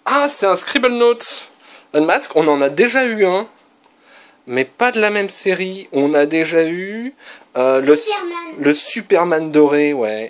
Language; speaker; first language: French; native; French